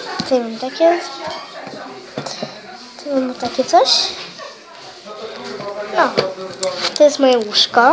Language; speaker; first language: Polish; early bilingual, heritage; Polish